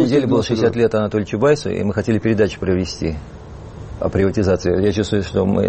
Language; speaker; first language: Russian; native; Russian